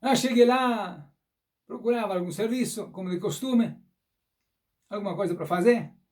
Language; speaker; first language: Portuguese; non-native, fluent; German